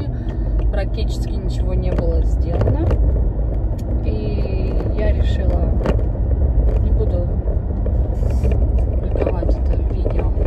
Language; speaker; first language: Russian; early bilingual, heritage; Russian